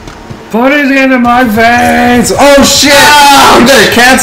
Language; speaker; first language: English; native; English